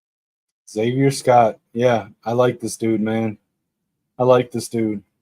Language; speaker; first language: English; native; English